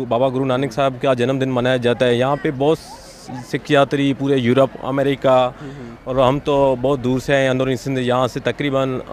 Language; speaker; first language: Urdu; non-native, local second language; Sindhi